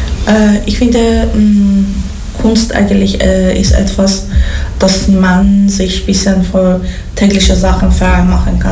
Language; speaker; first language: German; non-native, learner; Persian